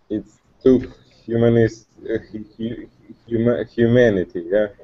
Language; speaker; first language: English; non-native, learner; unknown